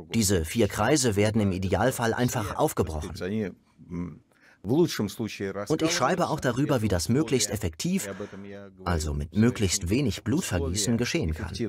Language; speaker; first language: German; non-native, fluent; Russian